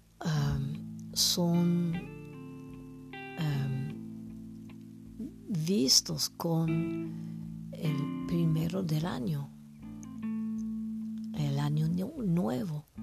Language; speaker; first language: Spanish; non-native, fluent; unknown